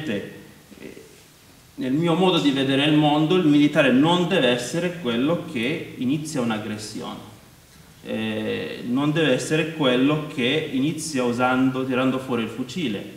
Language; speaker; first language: Italian; non-native, fluent; Maltese